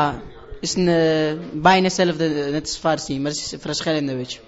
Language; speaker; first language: Dutch; non-native, learner; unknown